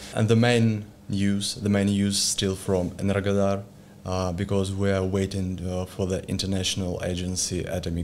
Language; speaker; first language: English; non-native, learner; Ukrainian